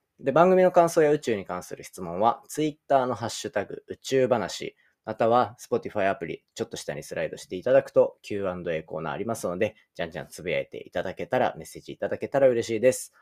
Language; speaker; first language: Japanese; native; Japanese